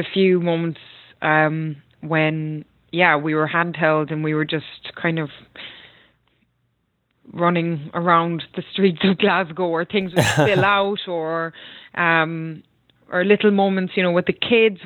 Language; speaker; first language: English; native; English